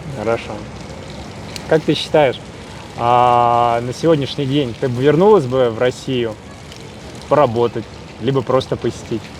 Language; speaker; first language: Russian; native; Russian